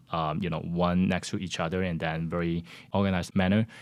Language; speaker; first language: English; non-native, fluent; Chinese